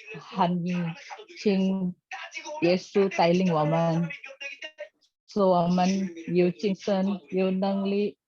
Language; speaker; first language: Chinese; non-native, learner; Indonesian